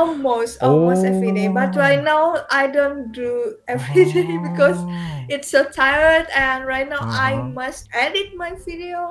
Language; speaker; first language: English; non-native, learner; Indonesian